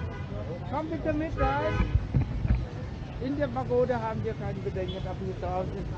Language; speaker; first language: German; non-native, fluent; Vietnamese